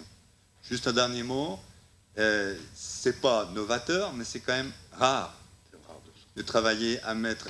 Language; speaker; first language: French; native; French